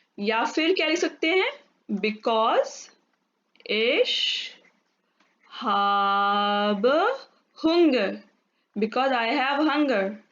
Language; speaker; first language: Hindi; native; Hindi